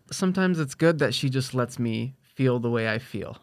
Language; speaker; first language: English; native; English